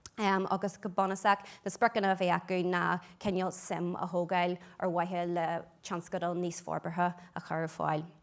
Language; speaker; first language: Irish; non-native, local second language; English